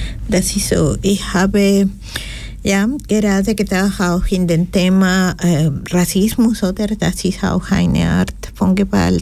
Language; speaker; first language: German; non-native, learner; Spanish